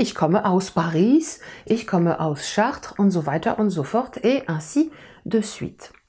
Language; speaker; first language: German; non-native, fluent; French